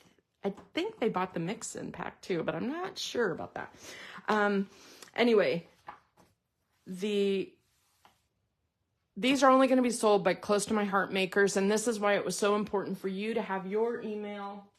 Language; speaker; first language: English; native; English